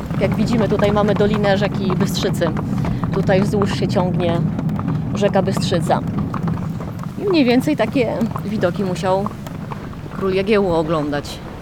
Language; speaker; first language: Polish; native; Polish